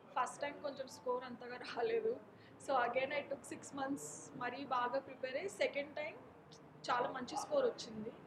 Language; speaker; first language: Telugu; non-native, local second language; Marathi